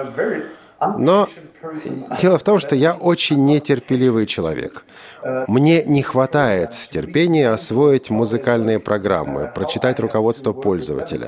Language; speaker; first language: Russian; non-native, fluent; German